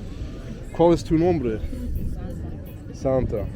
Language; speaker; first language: Spanish; non-native, learner; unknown